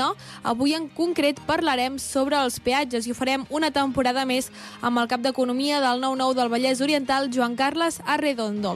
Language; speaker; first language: Catalan; native; Catalan